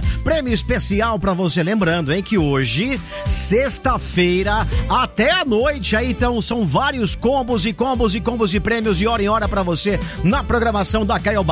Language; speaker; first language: Portuguese; native; Portuguese